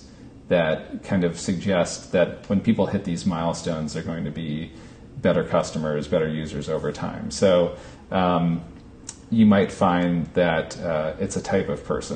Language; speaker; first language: English; native; English